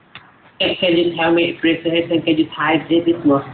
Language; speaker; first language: English; non-native, learner; Vietnamese